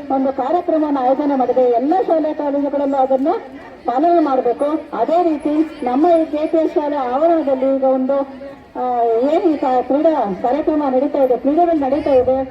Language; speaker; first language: Kannada; native; Kannada